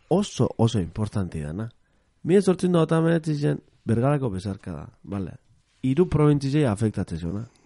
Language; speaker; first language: Basque; native; Basque